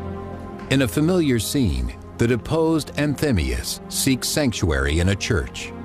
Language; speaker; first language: English; native; English